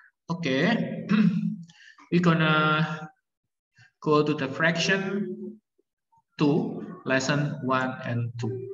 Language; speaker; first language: English; non-native, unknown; Indonesian